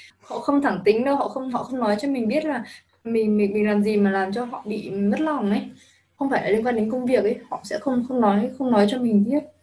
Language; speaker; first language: Vietnamese; native; Vietnamese